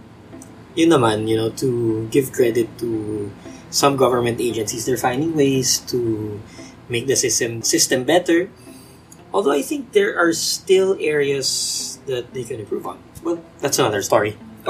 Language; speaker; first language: English; non-native, local second language; Filipino